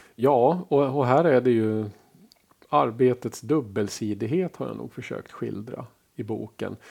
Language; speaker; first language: Swedish; native; Swedish